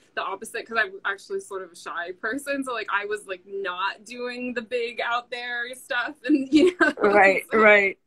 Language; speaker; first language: English; native; English